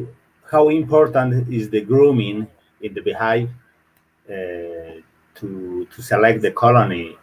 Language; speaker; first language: English; non-native, learner; Spanish